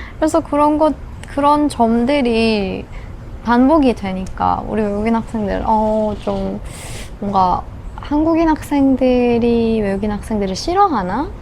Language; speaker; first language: Korean; non-native, fluent; Persian